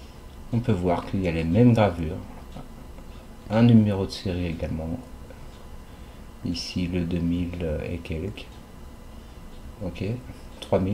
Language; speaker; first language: French; native; French